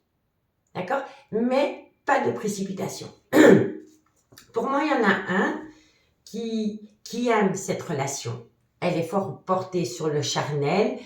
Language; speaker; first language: French; native; French